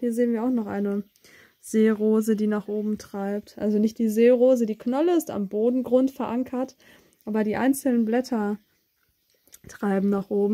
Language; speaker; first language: German; native; German